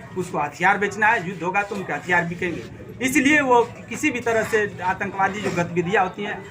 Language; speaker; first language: Hindi; native; Hindi